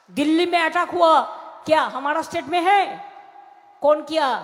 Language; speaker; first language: Hindi; non-native, local second language; Bangla